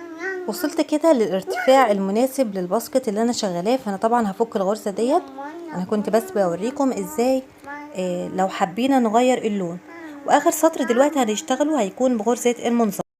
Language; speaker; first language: Arabic; native; Arabic